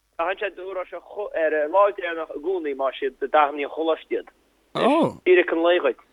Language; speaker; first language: Irish; native; Irish